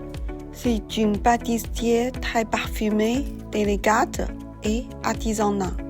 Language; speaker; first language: French; non-native, fluent; Chinese